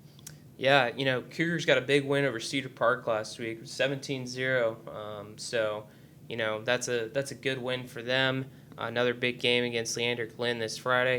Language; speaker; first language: English; native; English